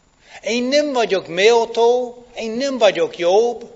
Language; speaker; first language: Hungarian; non-native, fluent; English